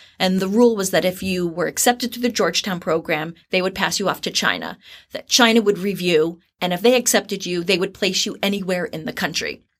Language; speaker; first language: English; native; English